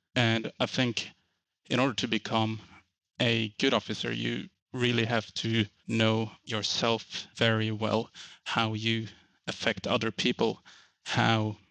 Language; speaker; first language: English; non-native, fluent; Norwegian